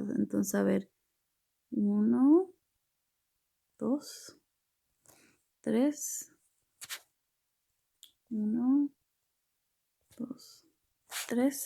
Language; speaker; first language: Spanish; early bilingual, heritage; Spanish